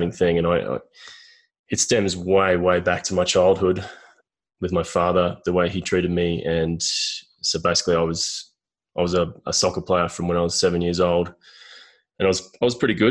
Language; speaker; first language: English; native; English